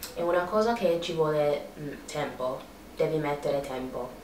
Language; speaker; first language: Italian; non-native, fluent; English